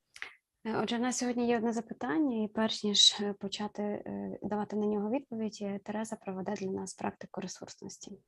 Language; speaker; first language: Ukrainian; native; Ukrainian